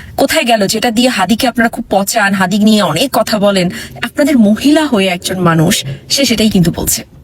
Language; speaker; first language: Bangla; native; Bangla